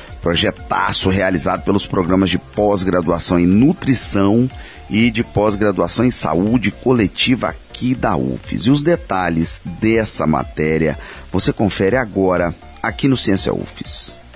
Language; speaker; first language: Portuguese; native; Portuguese